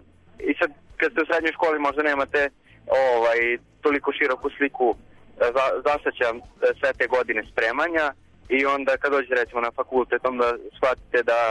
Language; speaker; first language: Serbian; native; Serbian